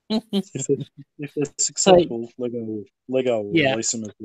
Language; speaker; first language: English; native; English